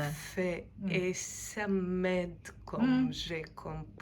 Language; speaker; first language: French; non-native, fluent; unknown